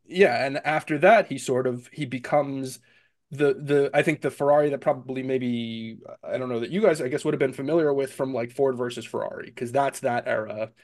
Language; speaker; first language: English; native; English